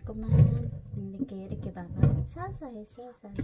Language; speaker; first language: Korean; non-native, learner; Filipino